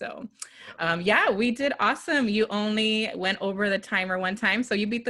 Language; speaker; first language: English; native; English